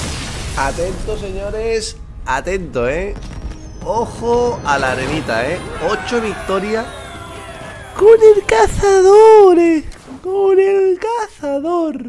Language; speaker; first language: Spanish; native; Spanish